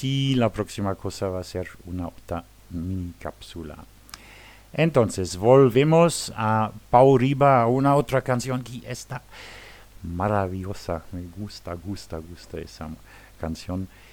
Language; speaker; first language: Spanish; non-native, fluent; Luxembourgish